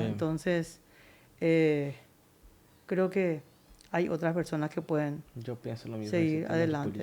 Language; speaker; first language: Spanish; native; Spanish